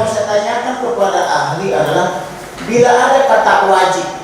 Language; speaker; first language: Indonesian; native; Indonesian